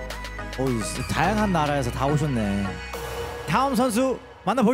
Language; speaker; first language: Korean; early bilingual, heritage; Korean